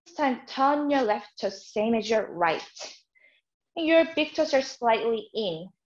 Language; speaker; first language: English; non-native, fluent; Korean